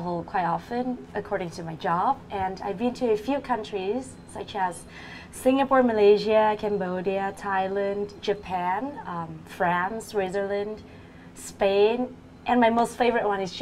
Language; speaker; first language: English; non-native, fluent; Vietnamese